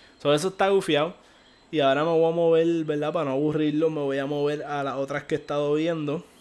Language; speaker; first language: Spanish; native; Spanish